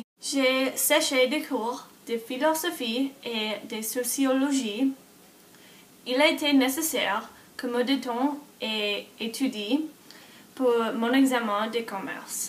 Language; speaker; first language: French; non-native, learner; English